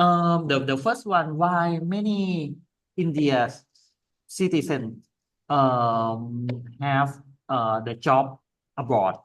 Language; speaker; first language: English; non-native, learner; Thai